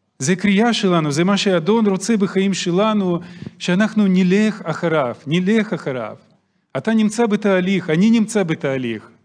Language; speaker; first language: Hebrew; non-native, fluent; Russian